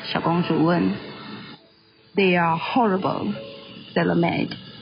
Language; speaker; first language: English; non-native, fluent; Chinese